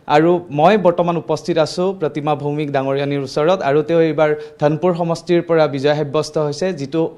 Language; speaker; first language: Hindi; non-native, local second language; Assamese